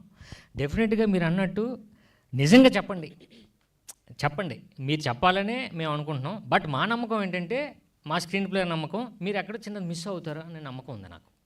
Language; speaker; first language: Telugu; native; Telugu